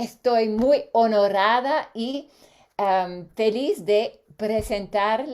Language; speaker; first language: Spanish; non-native, learner; English